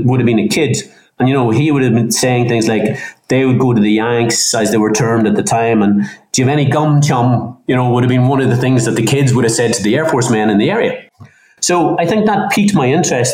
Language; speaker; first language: English; native; English